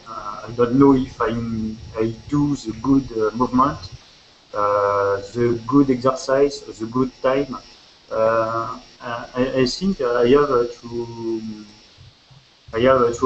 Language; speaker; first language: English; non-native, learner; French